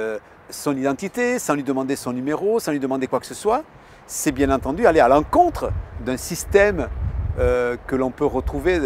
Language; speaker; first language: French; native; French